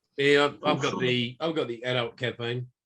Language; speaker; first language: English; native; English